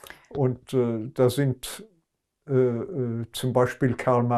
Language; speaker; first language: German; non-native, local second language; Luxembourgish